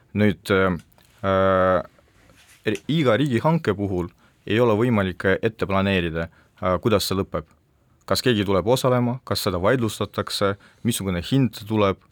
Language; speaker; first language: Estonian; non-native, local second language; Russian